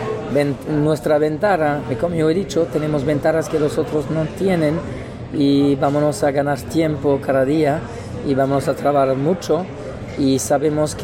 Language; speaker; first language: Spanish; non-native, learner; French